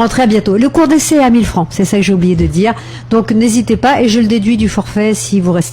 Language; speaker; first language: French; native; French